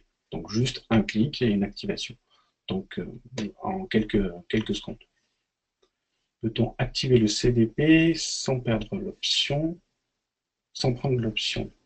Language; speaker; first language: French; native; French